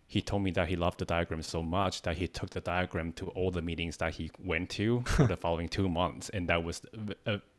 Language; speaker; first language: English; non-native, fluent; Chinese